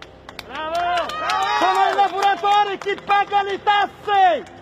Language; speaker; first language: Italian; non-native, fluent; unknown